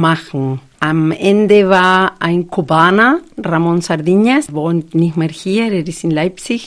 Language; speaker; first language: German; non-native, fluent; Spanish